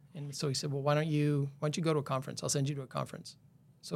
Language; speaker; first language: English; native; English